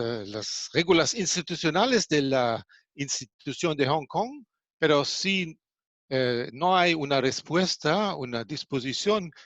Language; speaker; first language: Spanish; non-native, fluent; German